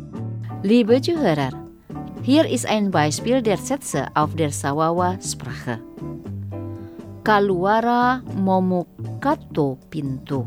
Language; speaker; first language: German; non-native, fluent; Indonesian